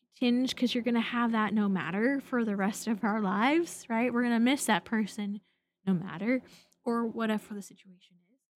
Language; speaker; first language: English; native; English